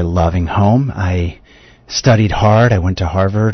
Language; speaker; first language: English; native; English